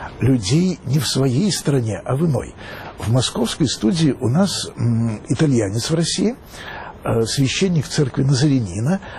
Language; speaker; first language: Russian; native; Russian